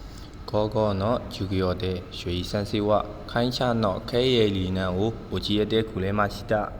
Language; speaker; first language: Japanese; non-native, learner; Burmese